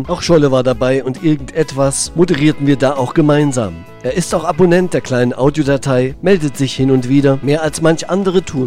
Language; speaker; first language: German; native; German